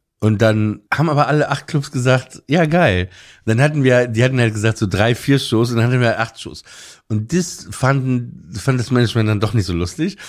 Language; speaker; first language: German; native; German